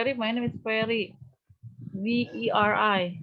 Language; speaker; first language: English; non-native, fluent; Indonesian